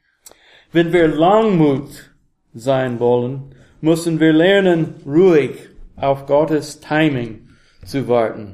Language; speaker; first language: German; non-native, learner; English